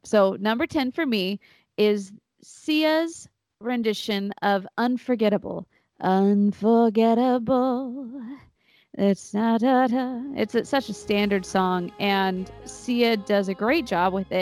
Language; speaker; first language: English; native; English